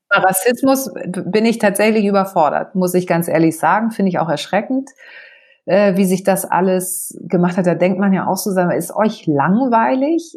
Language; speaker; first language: German; early bilingual, other home language; Greek